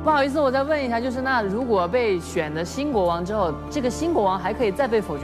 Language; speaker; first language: Chinese; native; Chinese